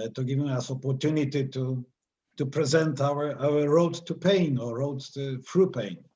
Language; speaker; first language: English; non-native, fluent; Polish